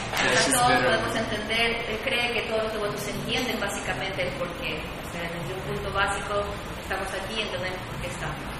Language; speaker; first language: Spanish; native; Spanish